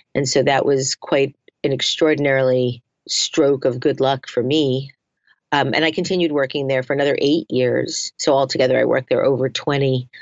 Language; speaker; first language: English; native; English